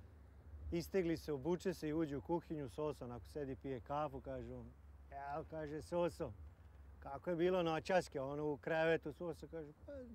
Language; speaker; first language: Croatian; native; Croatian